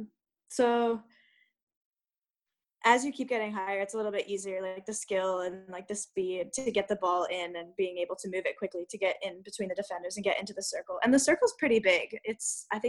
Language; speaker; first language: English; native; English